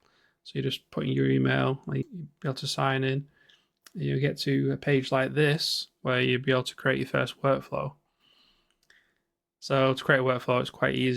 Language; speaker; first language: English; native; English